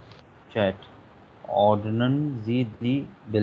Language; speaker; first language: German; non-native, learner; Hindi